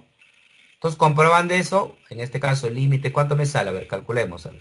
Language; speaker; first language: Spanish; native; Spanish